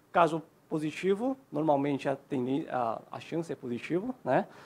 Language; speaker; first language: Portuguese; non-native, fluent; Chinese